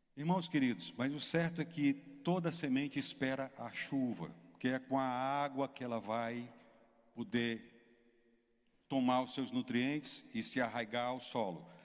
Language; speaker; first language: Portuguese; native; Portuguese